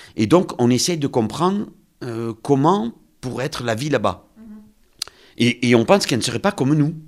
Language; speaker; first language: French; native; French